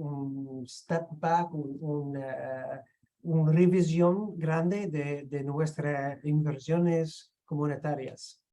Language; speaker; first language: Spanish; non-native, fluent; English